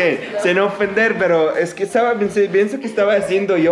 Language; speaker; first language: Spanish; non-native, fluent; Arabic